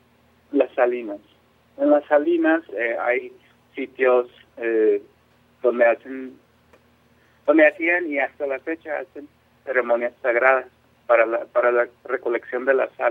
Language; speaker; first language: Spanish; non-native, local second language; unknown